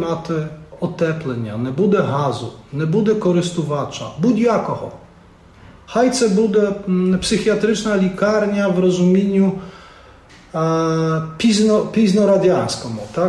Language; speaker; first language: Ukrainian; non-native, fluent; Polish